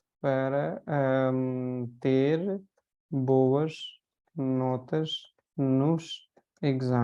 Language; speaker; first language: Portuguese; non-native, fluent; Hindi